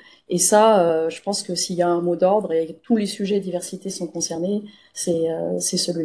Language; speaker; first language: French; native; French